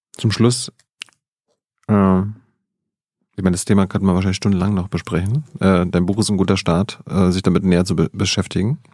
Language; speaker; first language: German; native; German